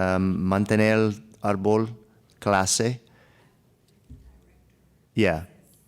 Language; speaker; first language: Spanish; non-native, learner; English